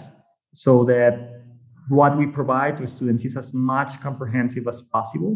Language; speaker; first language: English; non-native, fluent; Spanish